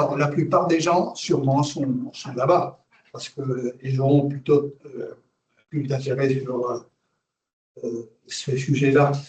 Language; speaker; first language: French; non-native, fluent; Spanish